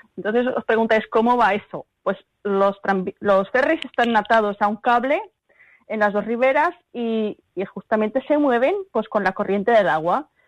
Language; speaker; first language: Spanish; early bilingual, other home language; German